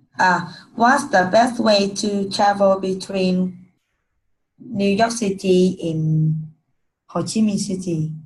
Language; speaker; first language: English; non-native, learner; Vietnamese